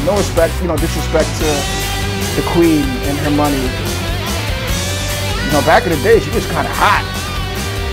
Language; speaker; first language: English; native; English